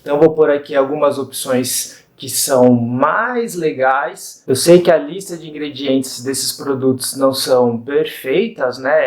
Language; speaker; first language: Portuguese; native; Portuguese